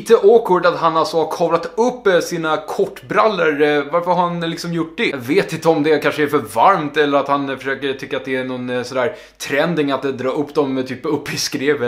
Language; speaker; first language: Swedish; native; Swedish